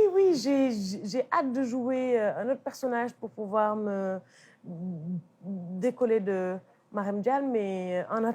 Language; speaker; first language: French; non-native, local second language; Wolof